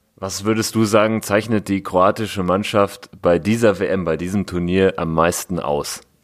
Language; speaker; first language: German; native; German